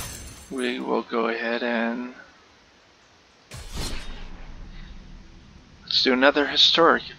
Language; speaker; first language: English; native; English